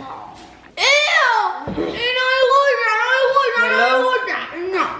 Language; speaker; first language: Spanish; early bilingual, heritage; Spanish